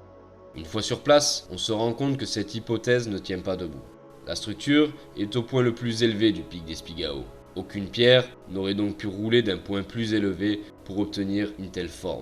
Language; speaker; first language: French; native; French